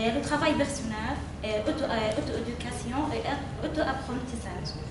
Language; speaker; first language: French; non-native, fluent; Arabic